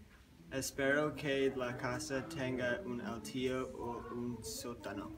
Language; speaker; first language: Spanish; non-native, learner; English